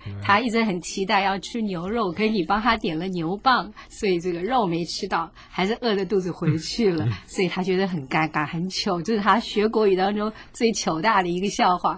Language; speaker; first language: Chinese; native; Chinese